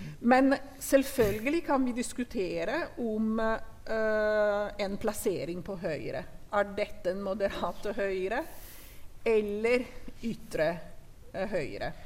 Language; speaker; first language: Norwegian; non-native, fluent; Italian